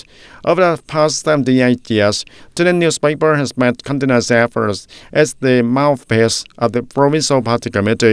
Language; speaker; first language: English; non-native, fluent; Vietnamese